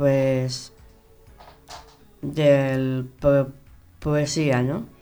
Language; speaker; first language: Catalan; non-native, local second language; Spanish